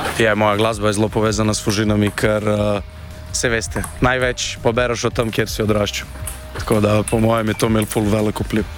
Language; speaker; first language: Slovenian; native; Slovenian